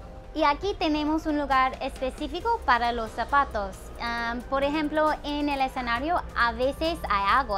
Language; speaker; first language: Spanish; non-native, fluent; English